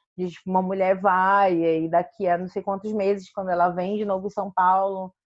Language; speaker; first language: Portuguese; native; Portuguese